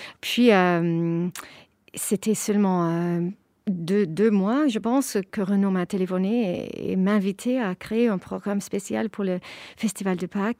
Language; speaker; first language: French; non-native, fluent; English